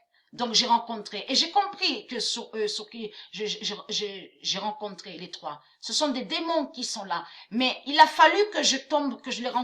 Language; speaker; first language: French; native; French